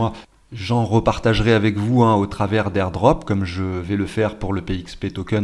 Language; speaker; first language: French; native; French